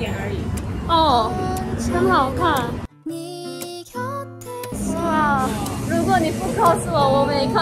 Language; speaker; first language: Chinese; non-native, learner; Korean